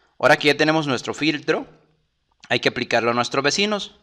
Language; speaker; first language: Spanish; native; Spanish